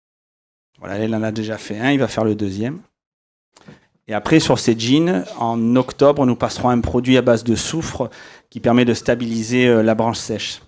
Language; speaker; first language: French; native; French